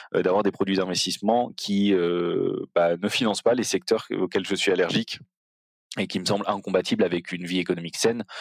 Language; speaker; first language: French; native; French